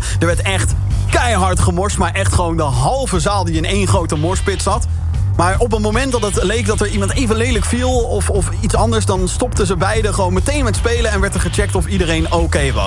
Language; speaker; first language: Dutch; native; Dutch